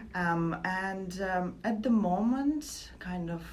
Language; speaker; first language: English; non-native, fluent; Latvian